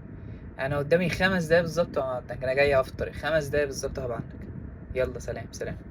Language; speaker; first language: Arabic; native; Arabic